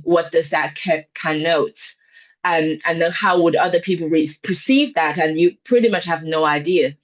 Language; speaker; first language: English; non-native, fluent; Chinese